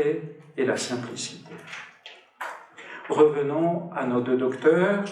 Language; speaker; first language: French; native; French